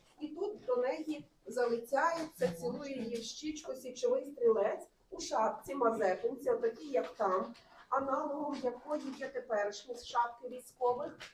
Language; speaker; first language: Ukrainian; native; Ukrainian